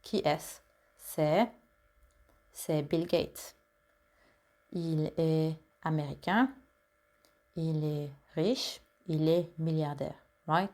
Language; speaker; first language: French; non-native, fluent; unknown